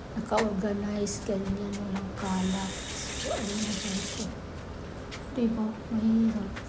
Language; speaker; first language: Filipino; non-native, local second language; Waray